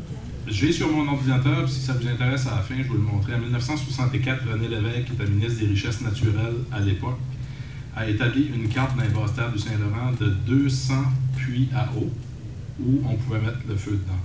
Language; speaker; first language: French; native; French